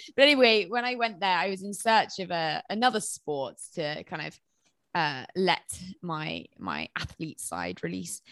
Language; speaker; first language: English; native; English